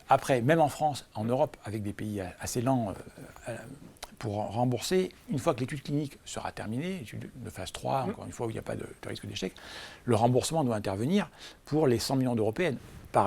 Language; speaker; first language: French; native; French